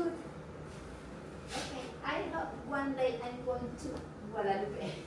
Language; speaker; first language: English; non-native, learner; Spanish